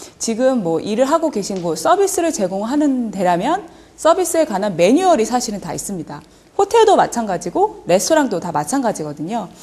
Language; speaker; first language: Korean; early bilingual, heritage; Korean